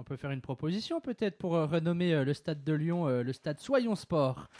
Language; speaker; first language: French; native; French